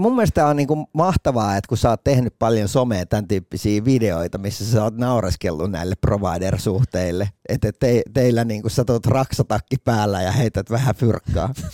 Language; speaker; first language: Finnish; native; Finnish